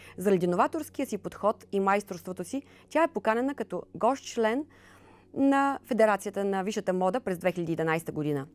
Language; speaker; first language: Bulgarian; native; Bulgarian